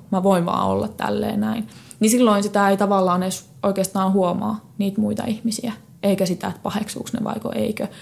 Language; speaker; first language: Finnish; native; Finnish